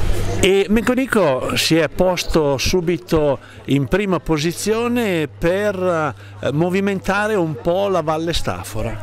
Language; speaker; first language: Italian; native; Italian